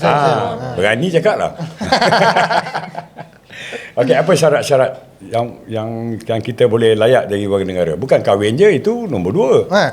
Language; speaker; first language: Malay; native; Malay